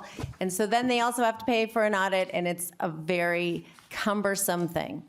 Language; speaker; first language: English; native; English